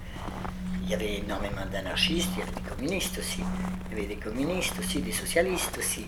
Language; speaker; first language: French; early bilingual, other home language; Spanish